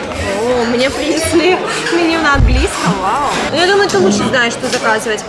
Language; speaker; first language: Russian; native; Russian